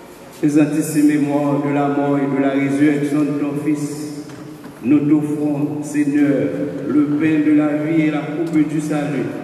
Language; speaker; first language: French; non-native, local second language; Haitian Creole